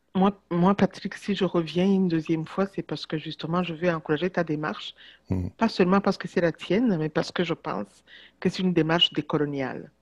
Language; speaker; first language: French; non-native, local second language; Kinyarwanda